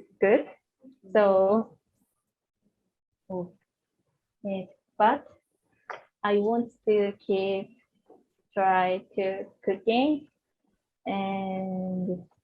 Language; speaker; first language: English; non-native, learner; Japanese